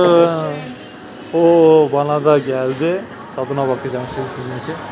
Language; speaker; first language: Turkish; early bilingual, heritage; Turkish